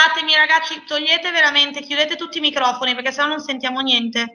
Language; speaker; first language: Italian; native; Italian